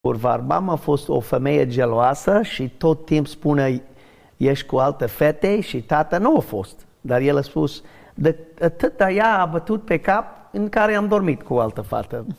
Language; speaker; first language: Romanian; non-native, learner; English